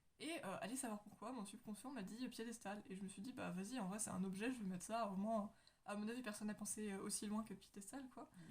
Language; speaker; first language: French; native; French